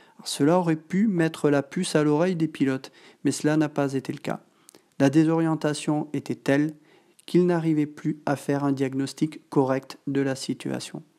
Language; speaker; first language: French; native; French